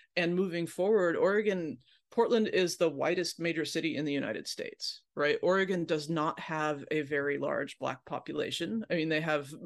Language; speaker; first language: English; native; English